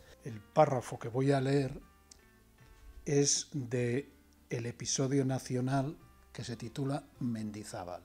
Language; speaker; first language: Spanish; native; Spanish